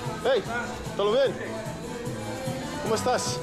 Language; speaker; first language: Spanish; non-native, learner; English